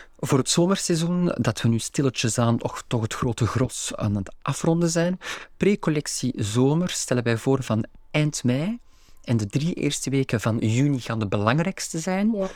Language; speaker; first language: Dutch; native; Dutch